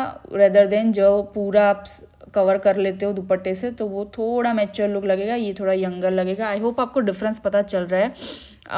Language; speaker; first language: Hindi; native; Hindi